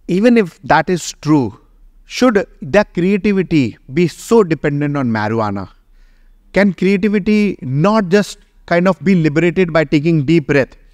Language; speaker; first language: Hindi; native; Hindi